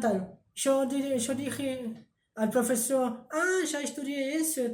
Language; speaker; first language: Spanish; early bilingual, heritage; Spanish